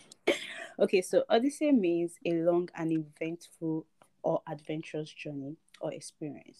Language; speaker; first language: English; non-native, local second language; Yoruba